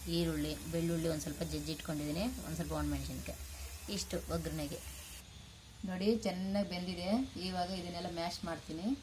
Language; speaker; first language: Kannada; non-native, local second language; Telugu